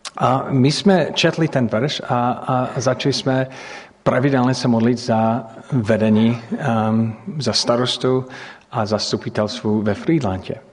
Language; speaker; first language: Czech; non-native, fluent; English